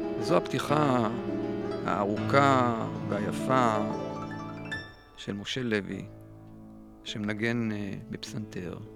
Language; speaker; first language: Hebrew; native; Hebrew